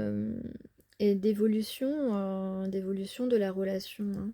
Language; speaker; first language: French; native; French